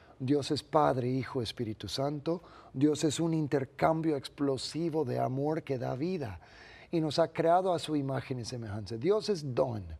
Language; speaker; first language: Spanish; non-native, fluent; English